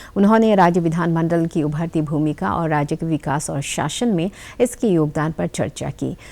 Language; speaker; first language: Hindi; non-native, local second language; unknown